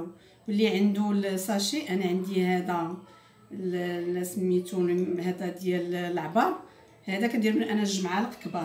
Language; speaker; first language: Arabic; native; Arabic